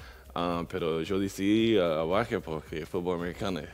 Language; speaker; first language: Spanish; non-native, learner; English